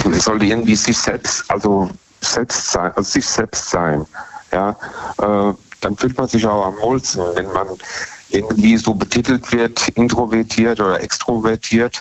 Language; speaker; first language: German; native; German